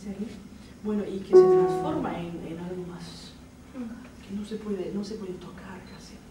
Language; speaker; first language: Spanish; non-native, fluent; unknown